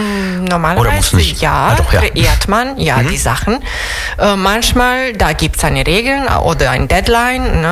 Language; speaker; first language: German; non-native, fluent; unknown